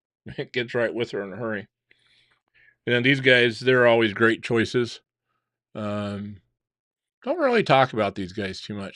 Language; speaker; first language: English; native; English